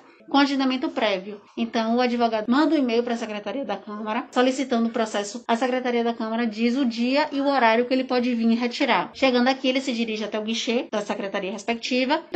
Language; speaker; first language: Portuguese; native; Portuguese